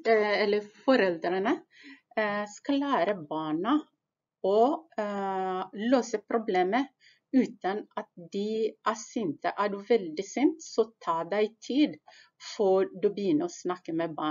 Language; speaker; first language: Norwegian; non-native, fluent; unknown